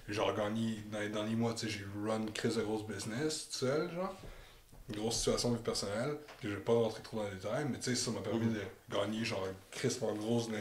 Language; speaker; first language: French; native; French